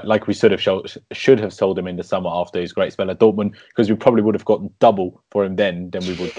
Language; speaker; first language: English; native; English